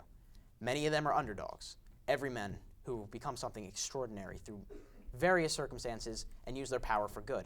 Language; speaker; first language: English; native; English